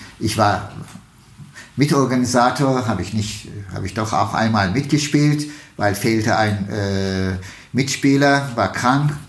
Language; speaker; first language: German; non-native, fluent; Turkish